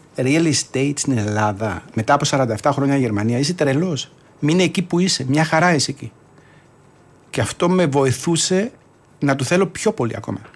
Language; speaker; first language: Greek; early bilingual, heritage; Greek